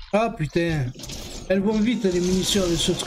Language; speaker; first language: French; native; French